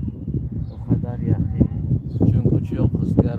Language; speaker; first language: Turkish; non-native, learner; Azerbaijani